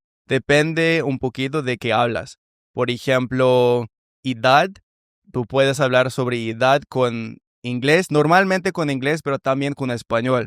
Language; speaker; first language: Spanish; non-native, fluent; English